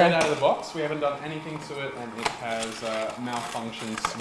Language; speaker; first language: English; native; English